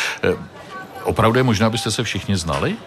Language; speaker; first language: Czech; native; Czech